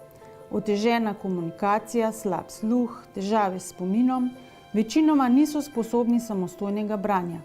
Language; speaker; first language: Slovenian; native; Slovenian